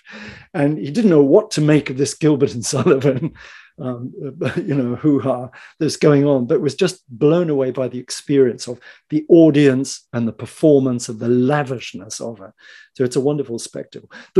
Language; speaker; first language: English; native; English